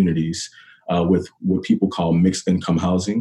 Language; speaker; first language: English; native; English